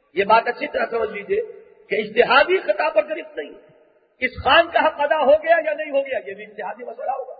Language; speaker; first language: Urdu; native; Urdu